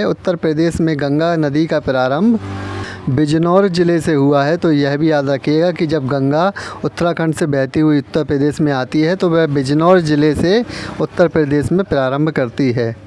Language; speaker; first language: Hindi; native; Hindi